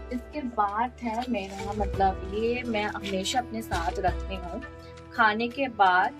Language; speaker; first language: Hindi; non-native, local second language; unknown